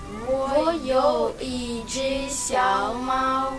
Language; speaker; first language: Chinese; non-native, learner; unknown